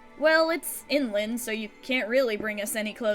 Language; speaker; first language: English; native; English